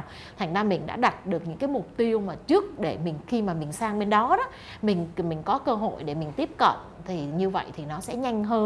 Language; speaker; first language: Vietnamese; native; Vietnamese